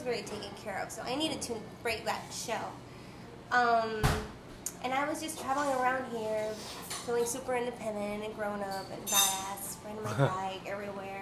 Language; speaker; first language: English; non-native, fluent; Spanish